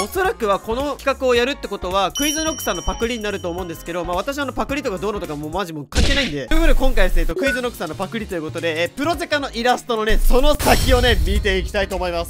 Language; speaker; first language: Japanese; native; Japanese